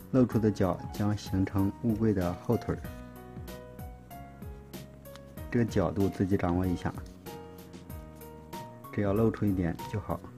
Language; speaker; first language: Chinese; native; Chinese